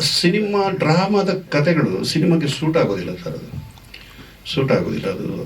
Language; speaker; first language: Kannada; non-native, local second language; Tulu